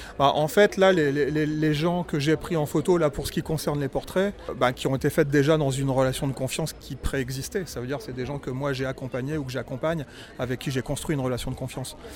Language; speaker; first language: French; native; French